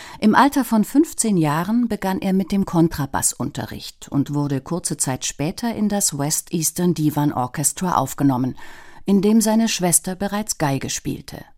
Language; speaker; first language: German; native; German